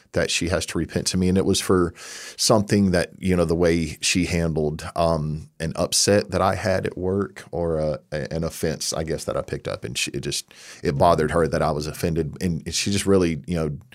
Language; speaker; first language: English; native; English